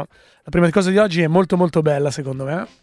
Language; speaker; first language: Italian; native; Italian